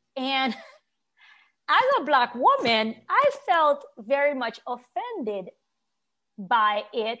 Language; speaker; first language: English; non-native, fluent; Haitian Creole